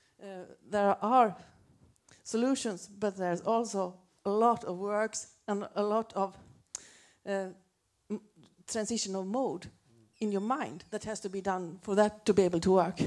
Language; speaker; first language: English; non-native, fluent; Swedish